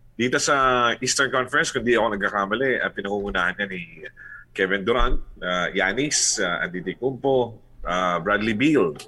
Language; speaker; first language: Filipino; non-native, local second language; Bikol